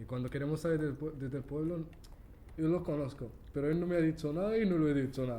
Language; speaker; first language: Spanish; non-native, learner; Arabic